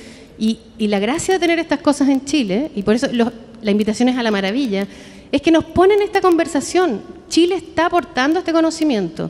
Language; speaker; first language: Spanish; native; Spanish